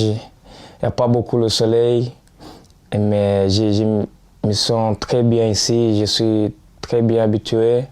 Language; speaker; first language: French; non-native, fluent; Portuguese